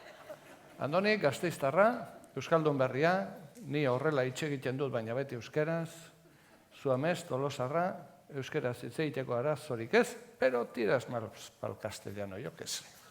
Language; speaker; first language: Basque; native; Basque